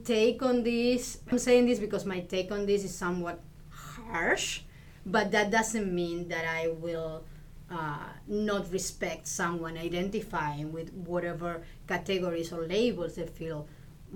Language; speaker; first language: English; non-native, fluent; Spanish